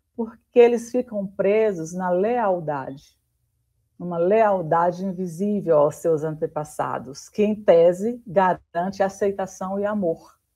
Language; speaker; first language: Portuguese; native; Portuguese